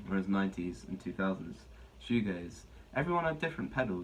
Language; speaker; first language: English; native; English